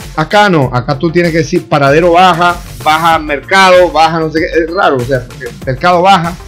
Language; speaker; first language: Spanish; native; Spanish